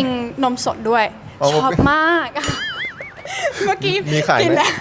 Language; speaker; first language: Thai; non-native, learner; German